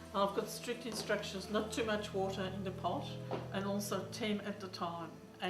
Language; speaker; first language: English; native; English